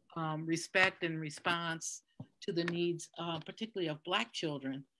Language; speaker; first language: English; native; English